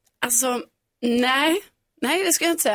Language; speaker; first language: Swedish; native; Swedish